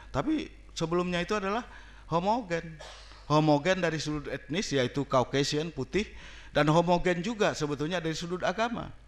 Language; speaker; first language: Indonesian; non-native, local second language; Minangkabau